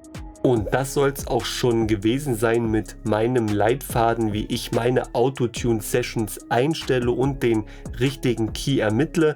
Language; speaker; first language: German; native; German